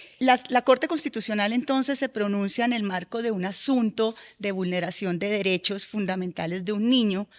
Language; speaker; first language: Spanish; native; Spanish